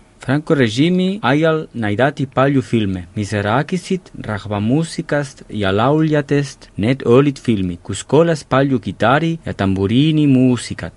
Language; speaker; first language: Estonian; non-native, fluent; Catalan